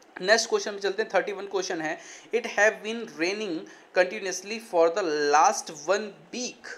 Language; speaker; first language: Hindi; native; Hindi